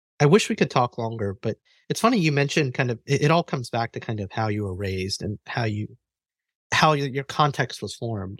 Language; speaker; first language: English; native; English